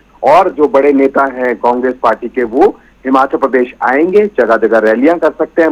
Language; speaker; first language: Hindi; native; Hindi